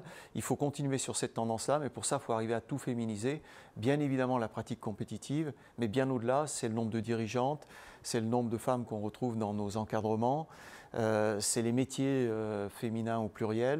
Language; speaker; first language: French; native; French